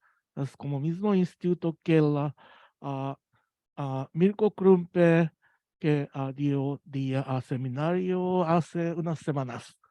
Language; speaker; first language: Spanish; non-native, learner; Japanese